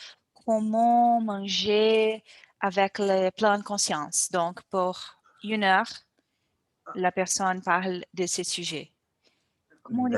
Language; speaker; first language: French; non-native, learner; Portuguese